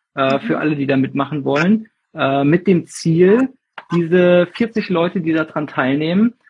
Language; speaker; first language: German; non-native, fluent; Czech